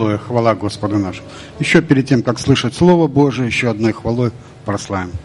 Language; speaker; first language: Russian; native; Russian